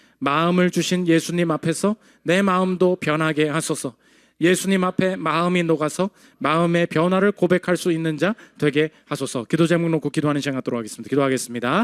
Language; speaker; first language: Korean; native; Korean